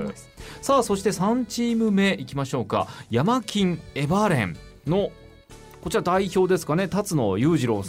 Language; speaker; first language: Japanese; native; Japanese